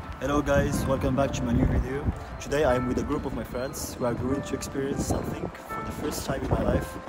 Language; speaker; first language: English; non-native, fluent; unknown